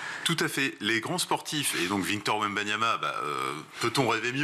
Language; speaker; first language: French; native; French